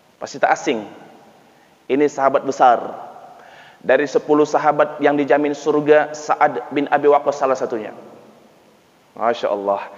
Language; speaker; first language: Indonesian; native; Indonesian